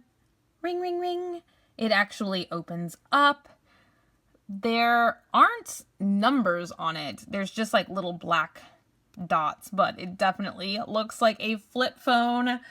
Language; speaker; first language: English; native; English